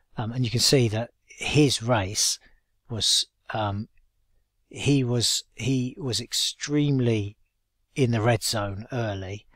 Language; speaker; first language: English; native; English